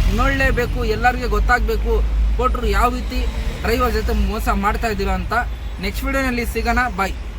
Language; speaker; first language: Kannada; non-native, local second language; Urdu